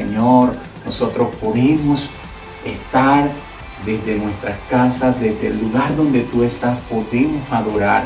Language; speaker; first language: Spanish; native; Spanish